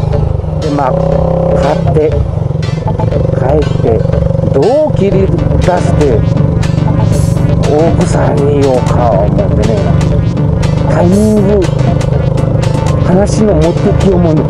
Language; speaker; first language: Japanese; native; Japanese